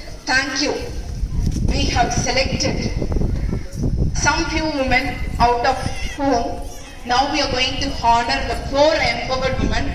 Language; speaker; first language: English; non-native, local second language; Tamil